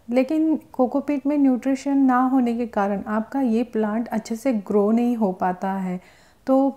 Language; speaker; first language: Hindi; non-native, local second language; Marathi